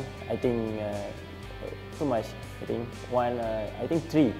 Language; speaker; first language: English; non-native, learner; Malay